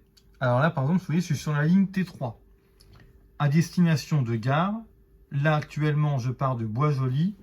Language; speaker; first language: French; native; French